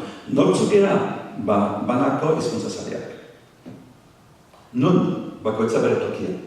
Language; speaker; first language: Basque; non-native, fluent; English